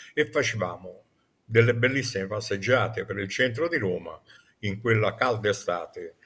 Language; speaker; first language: Italian; native; Italian